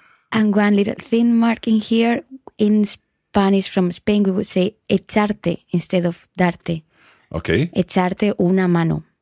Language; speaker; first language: English; non-native, fluent; Spanish